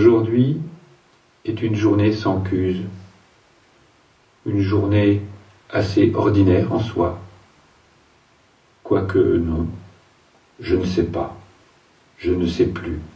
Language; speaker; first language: French; native; French